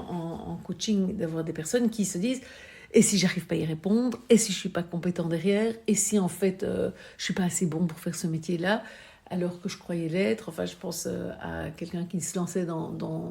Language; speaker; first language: French; native; French